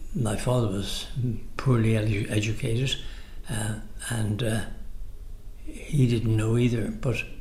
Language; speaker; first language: English; native; English